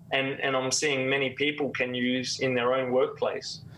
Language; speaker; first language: English; native; English